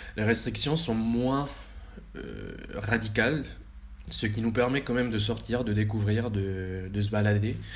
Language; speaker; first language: French; early bilingual, heritage; Spanish